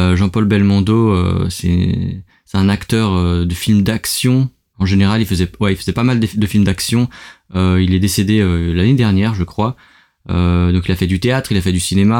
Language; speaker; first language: French; native; French